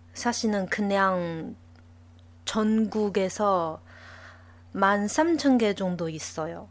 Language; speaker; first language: Korean; non-native, fluent; Chinese